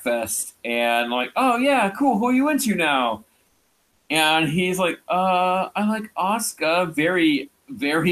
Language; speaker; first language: English; native; English